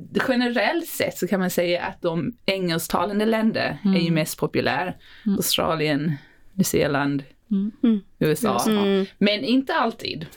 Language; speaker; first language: Swedish; non-native, fluent; Afrikaans